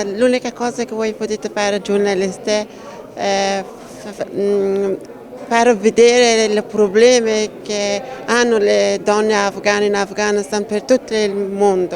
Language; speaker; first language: Italian; non-native, learner; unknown